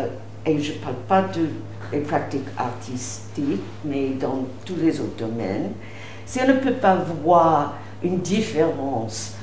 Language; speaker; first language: French; non-native, fluent; English